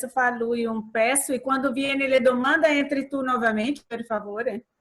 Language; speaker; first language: Italian; non-native, learner; Portuguese